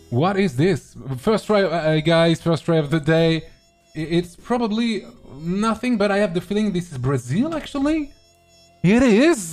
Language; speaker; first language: English; non-native, fluent; French